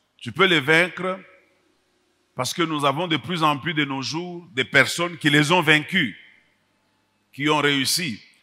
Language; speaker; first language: French; non-native, local second language; Swahili